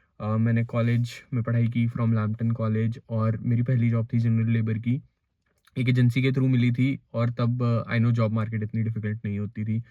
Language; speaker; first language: Hindi; native; Hindi